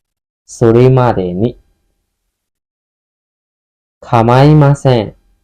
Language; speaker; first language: Japanese; non-native, fluent; Burmese